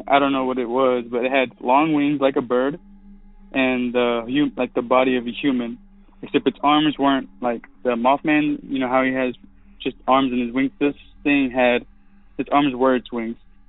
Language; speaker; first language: English; native; English